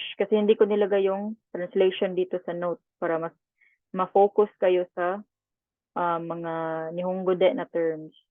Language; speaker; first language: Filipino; non-native, local second language; Cebuano